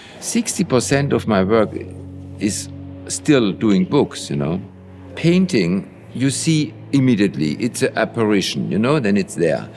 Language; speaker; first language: English; non-native, fluent; German